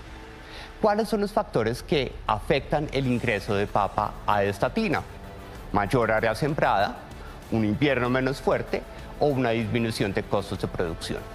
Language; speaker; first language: Spanish; native; Spanish